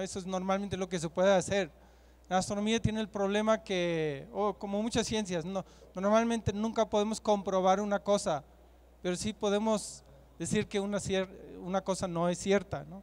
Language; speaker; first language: Spanish; non-native, fluent; German